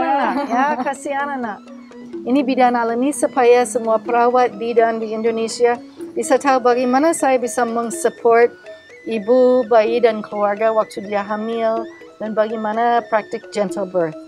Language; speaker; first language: Indonesian; non-native, learner; English